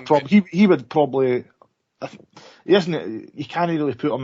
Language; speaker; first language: English; native; English